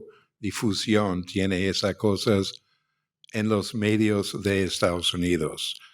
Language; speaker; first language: Spanish; non-native, fluent; English